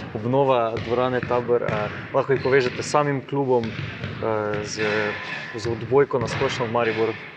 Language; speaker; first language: Slovenian; native; Slovenian